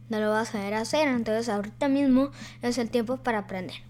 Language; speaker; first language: Spanish; early bilingual, heritage; Spanish